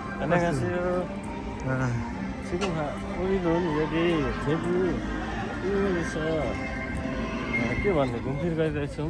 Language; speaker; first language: Korean; non-native, learner; Nepali